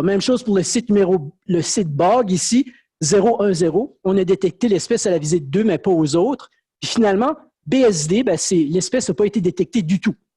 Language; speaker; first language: French; native; French